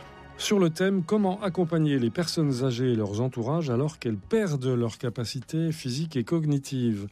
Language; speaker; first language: French; native; French